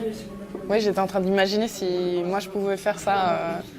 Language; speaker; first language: French; native; French